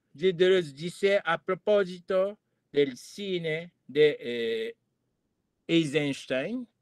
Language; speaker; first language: Spanish; non-native, fluent; Japanese